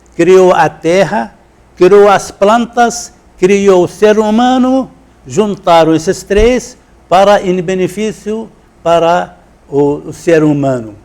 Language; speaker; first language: Portuguese; non-native, fluent; Arabic